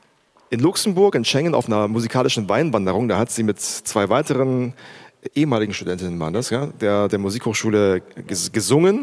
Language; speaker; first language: German; native; German